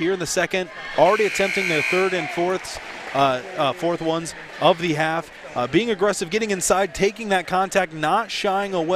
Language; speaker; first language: English; native; English